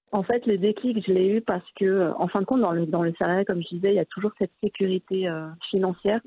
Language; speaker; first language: French; early bilingual, other home language; Arabic